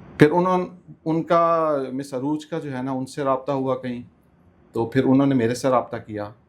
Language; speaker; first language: Urdu; native; Urdu